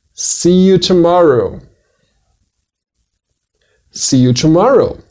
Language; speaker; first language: English; non-native, fluent; Portuguese